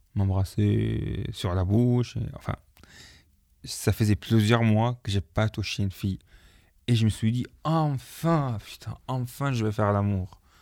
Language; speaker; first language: French; non-native, fluent; Arabic